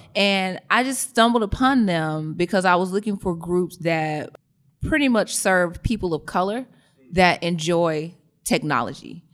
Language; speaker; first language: English; native; English